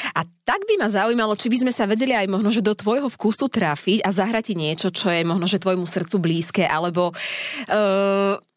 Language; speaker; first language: Slovak; native; Slovak